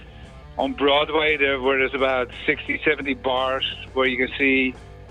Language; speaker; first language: English; non-native, fluent; Dutch